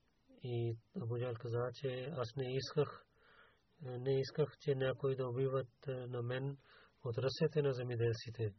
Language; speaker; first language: Bulgarian; non-native, learner; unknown